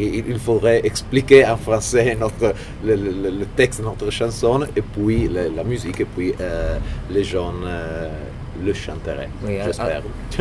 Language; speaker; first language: French; non-native, fluent; Italian